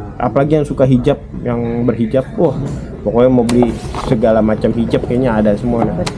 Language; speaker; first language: Indonesian; native; Indonesian